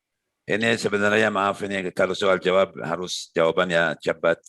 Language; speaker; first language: Indonesian; non-native, learner; Arabic